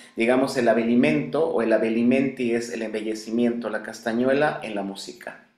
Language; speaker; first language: Spanish; native; Spanish